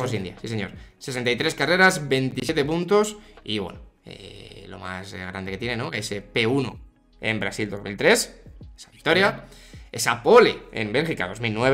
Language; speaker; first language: Spanish; native; Spanish